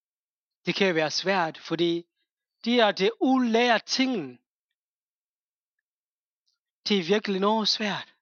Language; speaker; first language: Danish; non-native, fluent; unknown